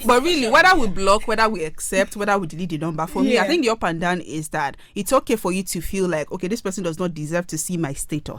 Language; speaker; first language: English; non-native, local second language; Yoruba